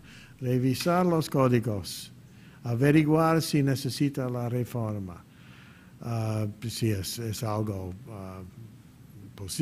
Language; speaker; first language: Spanish; non-native, fluent; English